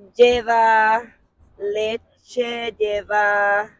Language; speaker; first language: Spanish; native; Spanish